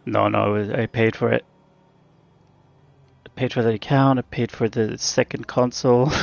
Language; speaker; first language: English; native; English